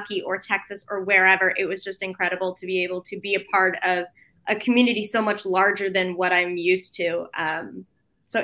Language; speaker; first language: English; native; English